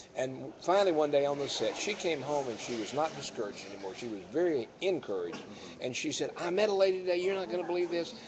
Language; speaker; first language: English; native; English